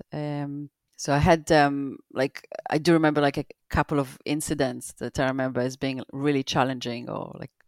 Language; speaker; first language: English; non-native, fluent; Hebrew